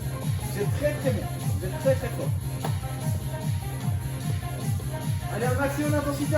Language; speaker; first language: French; native; French